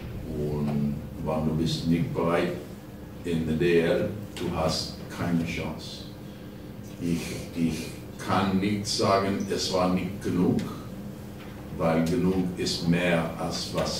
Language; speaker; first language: German; non-native, fluent; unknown